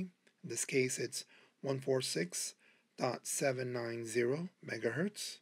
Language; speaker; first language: English; native; English